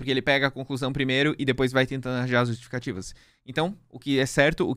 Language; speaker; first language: Portuguese; native; Portuguese